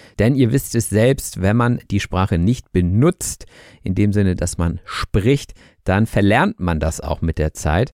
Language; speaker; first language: German; native; German